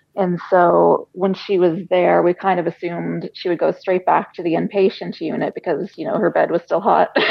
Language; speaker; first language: English; native; English